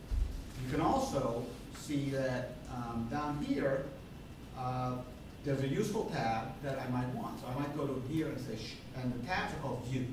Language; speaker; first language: English; non-native, fluent; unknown